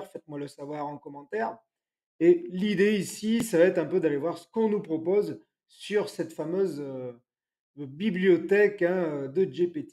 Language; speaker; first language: French; native; French